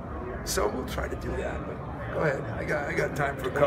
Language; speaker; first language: English; native; English